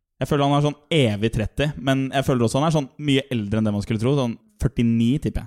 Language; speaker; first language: Norwegian; native; Norwegian